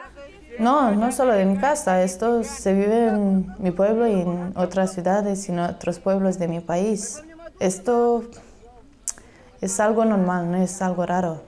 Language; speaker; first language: Spanish; non-native, fluent; Romanian